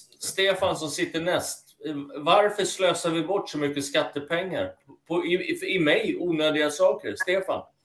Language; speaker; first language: Swedish; native; Swedish